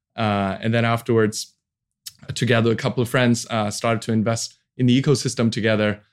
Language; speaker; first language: English; non-native, local second language; Cantonese